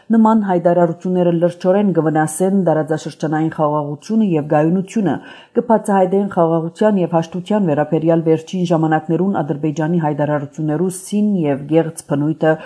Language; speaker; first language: Armenian; native; Armenian